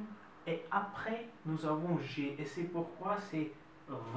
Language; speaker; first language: French; non-native, fluent; Russian